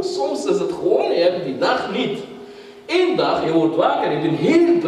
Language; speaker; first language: Dutch; non-native, fluent; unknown